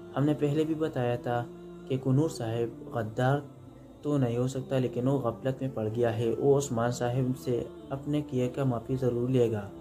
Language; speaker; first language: Urdu; non-native, local second language; Pashto